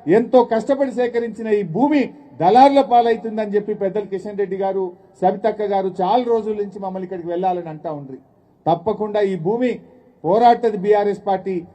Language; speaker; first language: Telugu; native; Telugu